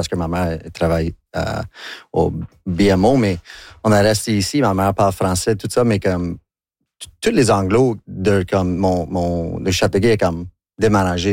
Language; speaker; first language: French; non-native, local second language; English